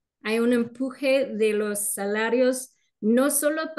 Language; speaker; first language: Spanish; non-native, fluent; English